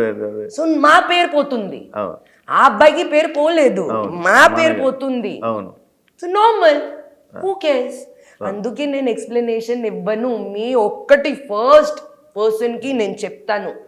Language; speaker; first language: Telugu; non-native, local second language; Hindi